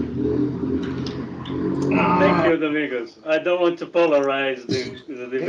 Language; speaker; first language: English; non-native, learner; Portuguese